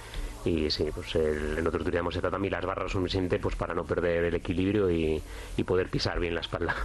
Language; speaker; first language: Spanish; native; Spanish